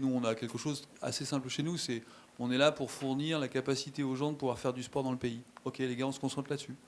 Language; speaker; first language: French; native; French